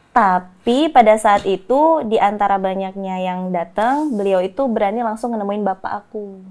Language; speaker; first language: Indonesian; native; Indonesian